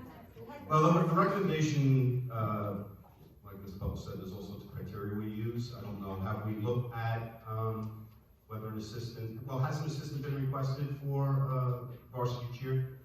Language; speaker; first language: English; native; English